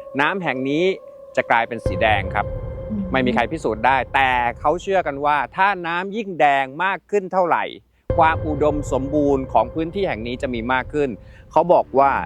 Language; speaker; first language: Thai; native; Thai